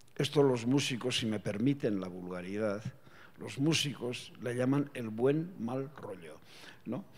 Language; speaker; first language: Spanish; non-native, local second language; Basque